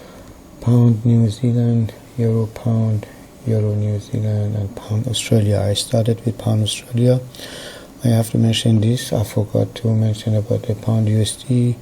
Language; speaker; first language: English; non-native, fluent; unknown